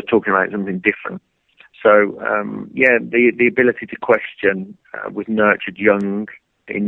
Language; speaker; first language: English; native; English